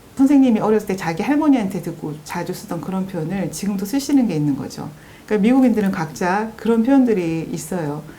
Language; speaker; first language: Korean; native; Korean